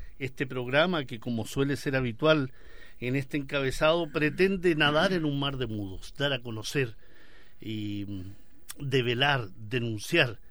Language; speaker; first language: Spanish; native; Spanish